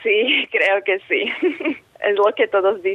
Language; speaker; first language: Spanish; non-native, fluent; Slovak